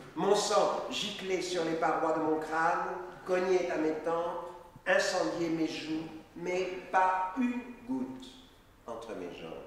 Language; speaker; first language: French; native; French